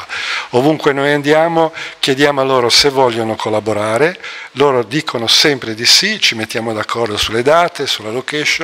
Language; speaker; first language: Italian; native; Italian